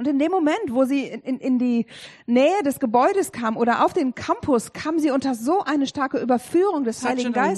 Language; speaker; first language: German; native; German